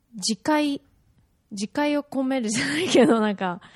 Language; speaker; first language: Japanese; early bilingual, heritage; Japanese